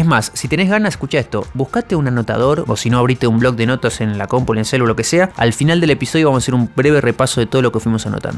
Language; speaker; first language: Spanish; native; Spanish